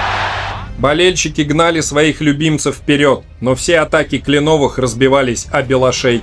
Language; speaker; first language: Russian; native; Russian